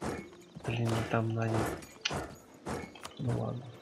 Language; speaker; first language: Russian; native; Russian